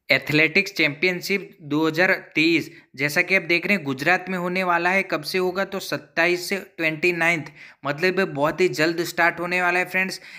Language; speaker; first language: Hindi; non-native, local second language; Gujarati